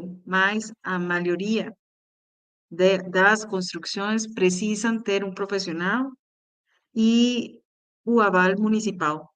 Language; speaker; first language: Portuguese; non-native, learner; Spanish